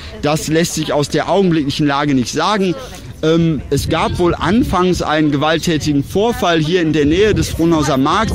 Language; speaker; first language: German; native; German